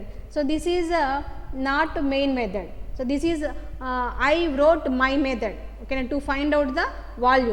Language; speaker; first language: English; non-native, local second language; Telugu